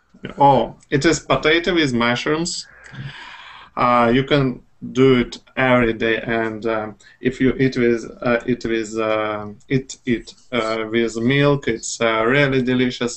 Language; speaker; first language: English; non-native, fluent; Russian